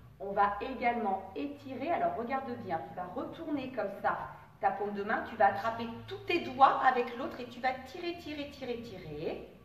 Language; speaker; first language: French; native; French